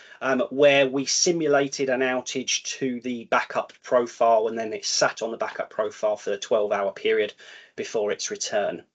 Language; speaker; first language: English; native; English